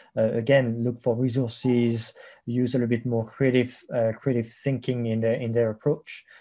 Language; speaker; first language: English; non-native, fluent; French